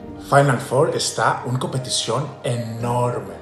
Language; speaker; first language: Spanish; non-native, learner; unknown